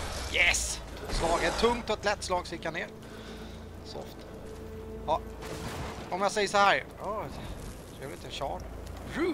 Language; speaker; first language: Swedish; native; Swedish